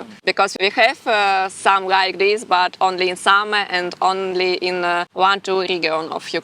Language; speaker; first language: English; non-native, learner; Ukrainian